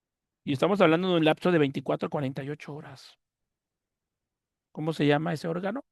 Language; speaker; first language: Spanish; native; Spanish